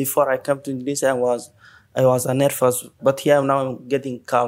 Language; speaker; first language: English; non-native, learner; Arabic